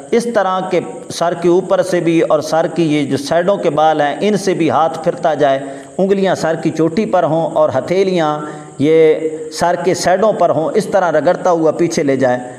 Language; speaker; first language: Urdu; native; Urdu